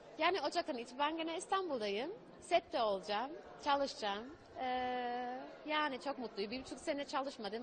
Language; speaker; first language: Turkish; early bilingual, heritage; German